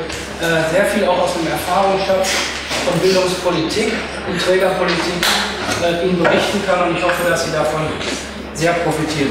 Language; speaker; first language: German; native; German